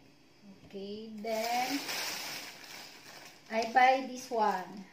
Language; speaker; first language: English; non-native, local second language; Filipino